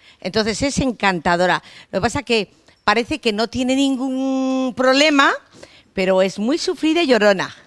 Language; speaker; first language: Spanish; native; Spanish